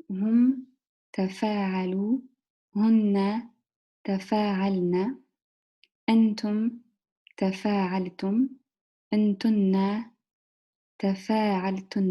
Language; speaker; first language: Arabic; non-native, learner; English